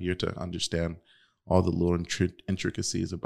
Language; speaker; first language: English; native; English